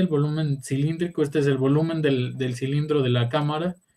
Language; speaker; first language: Spanish; native; Spanish